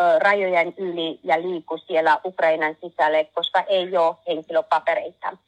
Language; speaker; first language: Finnish; non-native, learner; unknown